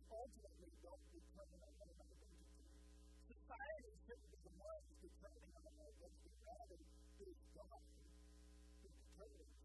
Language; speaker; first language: English; native; English